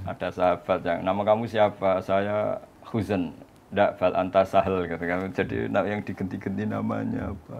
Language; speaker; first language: Indonesian; native; Indonesian